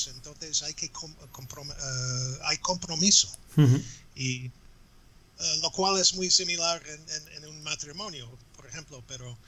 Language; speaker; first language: Spanish; non-native, fluent; English